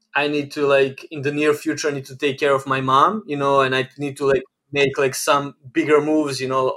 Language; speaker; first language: English; non-native, fluent; Serbian